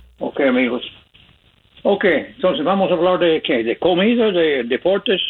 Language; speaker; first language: Spanish; non-native, learner; English